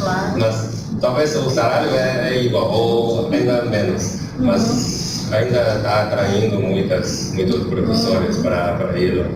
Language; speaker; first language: Portuguese; non-native, learner; Chinese